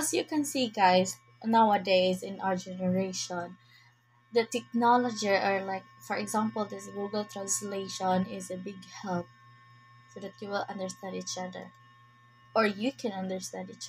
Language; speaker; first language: English; non-native, learner; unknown